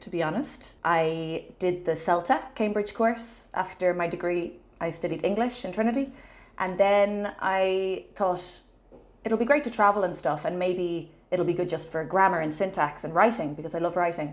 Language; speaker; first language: English; native; English